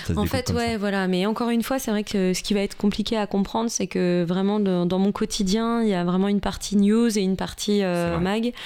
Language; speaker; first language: French; native; French